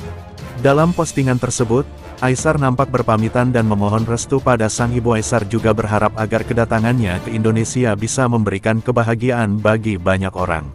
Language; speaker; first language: Indonesian; native; Indonesian